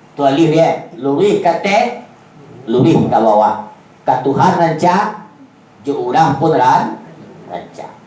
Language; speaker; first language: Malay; non-native, local second language; Minangkabau